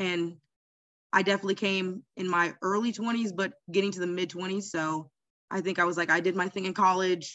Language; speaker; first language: English; native; English